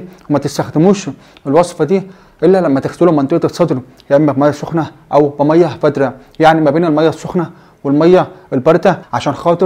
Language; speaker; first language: Arabic; native; Arabic